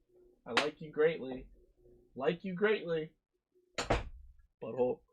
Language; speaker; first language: English; native; English